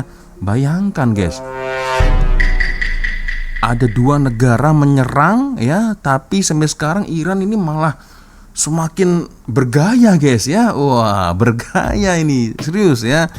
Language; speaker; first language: Indonesian; native; Indonesian